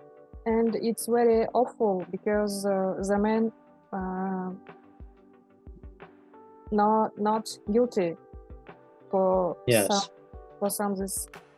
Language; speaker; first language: English; non-native, learner; Russian